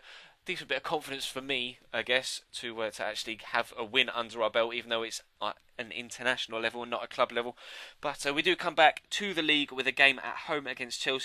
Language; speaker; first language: English; native; English